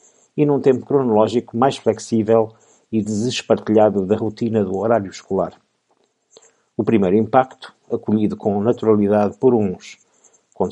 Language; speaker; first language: Portuguese; native; Portuguese